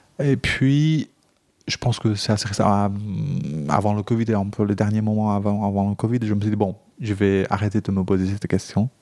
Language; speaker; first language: French; non-native, fluent; Chinese